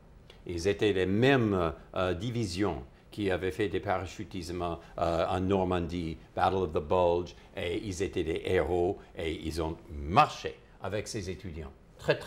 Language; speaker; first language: French; non-native, fluent; English